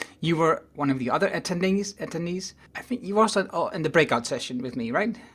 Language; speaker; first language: English; non-native, fluent; Dutch